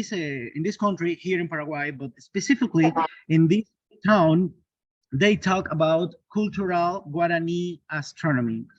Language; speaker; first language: English; non-native, learner; Spanish